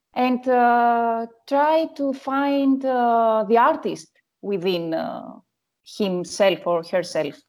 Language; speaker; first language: English; non-native, learner; Greek